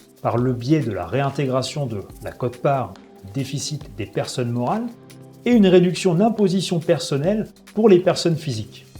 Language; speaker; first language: French; native; French